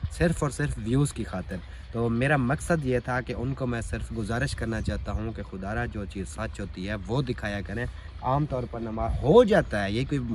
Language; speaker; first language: Urdu; non-native, local second language; Saraiki